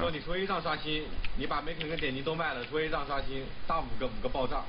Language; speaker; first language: Chinese; native; Chinese